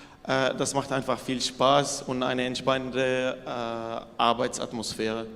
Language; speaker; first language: German; non-native, fluent; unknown